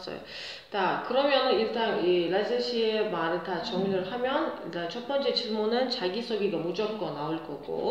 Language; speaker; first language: Korean; non-native, fluent; Uzbek